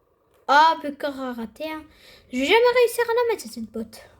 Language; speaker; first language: French; native; French